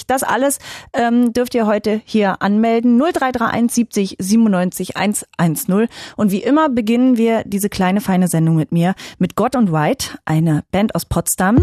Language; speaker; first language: German; native; German